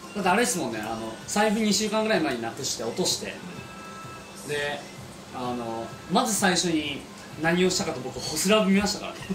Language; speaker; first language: Japanese; native; Japanese